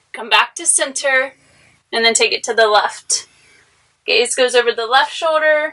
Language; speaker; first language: English; native; English